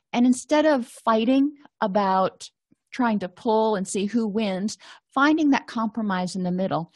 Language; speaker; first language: English; native; English